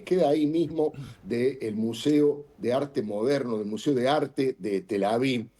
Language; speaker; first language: Spanish; native; Spanish